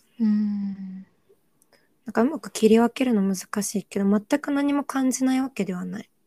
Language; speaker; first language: Japanese; early bilingual, other home language; Korean